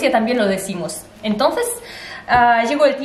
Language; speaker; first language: Spanish; non-native, fluent; Russian